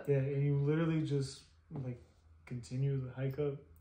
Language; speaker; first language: English; early bilingual, other home language; Spanish